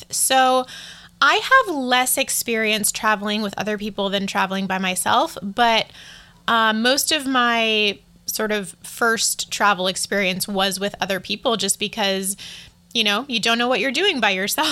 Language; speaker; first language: English; native; English